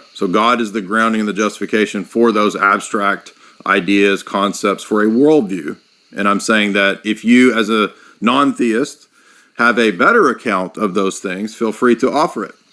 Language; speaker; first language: English; native; English